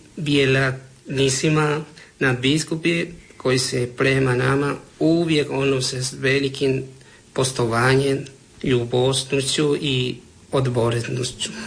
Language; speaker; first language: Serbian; non-native, learner; Spanish